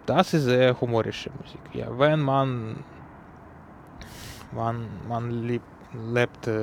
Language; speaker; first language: German; non-native, learner; Ukrainian